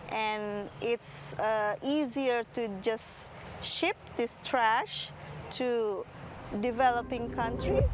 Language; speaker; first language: English; non-native, fluent; Indonesian